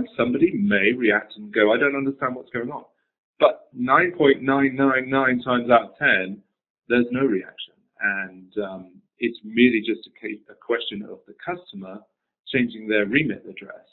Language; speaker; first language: English; native; English